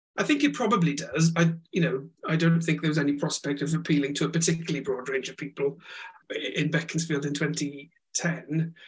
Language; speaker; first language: English; non-native, local second language; Welsh